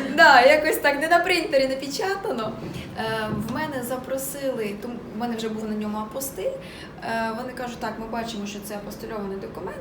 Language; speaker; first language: Ukrainian; native; Ukrainian